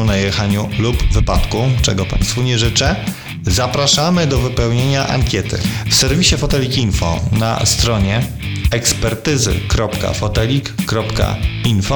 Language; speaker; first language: Polish; native; Polish